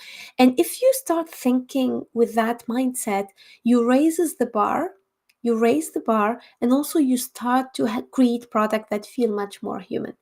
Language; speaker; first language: English; non-native, fluent; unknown